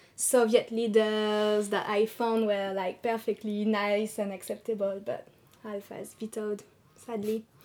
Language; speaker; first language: English; non-native, fluent; French